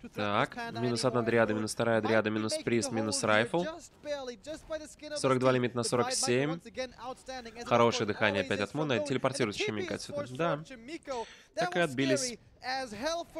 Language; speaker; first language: Russian; native; Russian